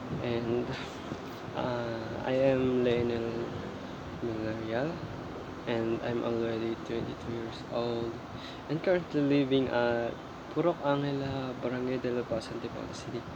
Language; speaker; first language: English; non-native, learner; Filipino